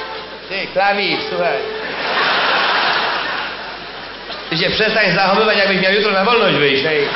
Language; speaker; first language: Polish; native; Polish